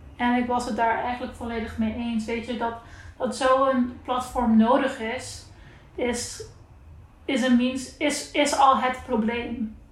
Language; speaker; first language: Dutch; non-native, local second language; Papiamento